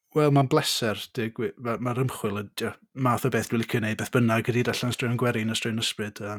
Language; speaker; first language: Welsh; native; Welsh